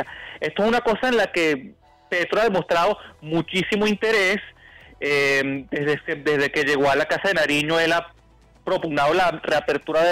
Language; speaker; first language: Spanish; native; Spanish